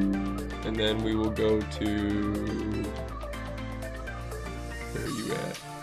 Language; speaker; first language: English; native; English